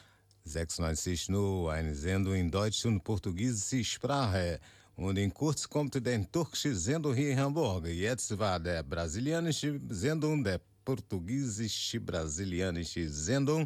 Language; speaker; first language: German; non-native, learner; Portuguese